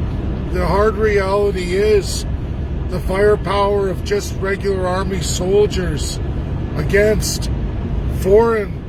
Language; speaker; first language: English; native; English